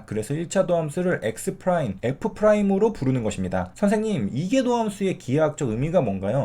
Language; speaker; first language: Korean; native; Korean